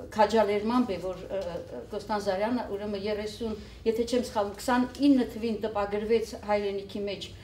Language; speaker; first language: Armenian; native; Armenian